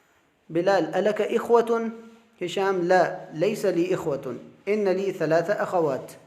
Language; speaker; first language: Arabic; non-native, fluent; Urdu